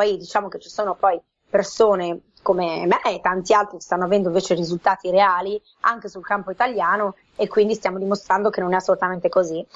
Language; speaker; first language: Italian; native; Italian